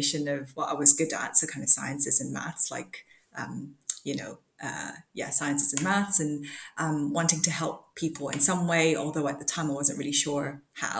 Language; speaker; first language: English; non-native, local second language; Cantonese